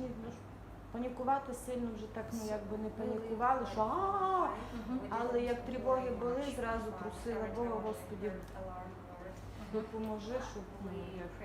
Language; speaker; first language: Ukrainian; native; Ukrainian